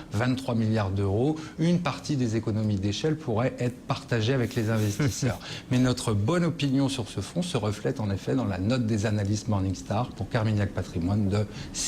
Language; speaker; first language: French; native; French